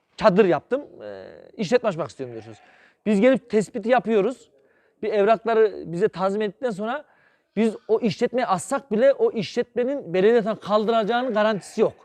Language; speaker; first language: Turkish; native; Turkish